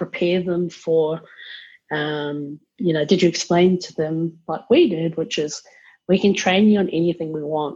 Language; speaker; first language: English; native; English